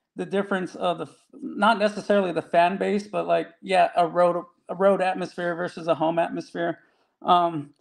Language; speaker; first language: English; native; English